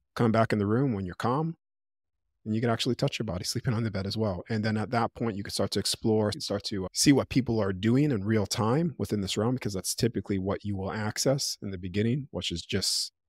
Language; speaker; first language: English; native; English